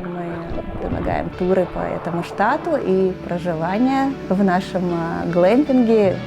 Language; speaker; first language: Russian; native; Russian